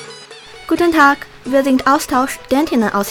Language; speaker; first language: German; non-native, learner; Chinese